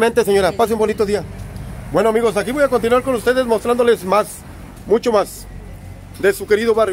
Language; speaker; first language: Spanish; native; Spanish